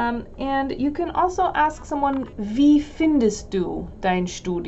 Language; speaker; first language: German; non-native, fluent; English